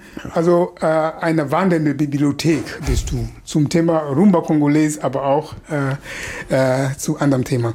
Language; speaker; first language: German; non-native, fluent; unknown